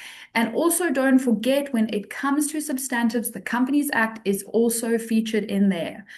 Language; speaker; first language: English; native; English